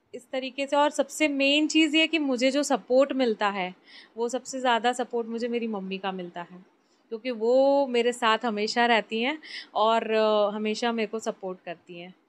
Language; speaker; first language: Hindi; native; Hindi